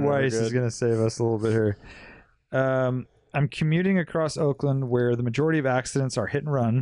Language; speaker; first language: English; native; English